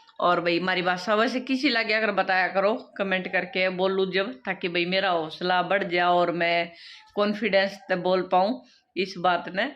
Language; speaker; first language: Hindi; native; Hindi